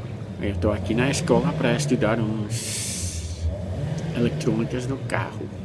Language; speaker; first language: Portuguese; non-native, fluent; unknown